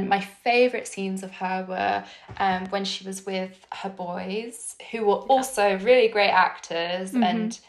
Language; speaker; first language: English; native; English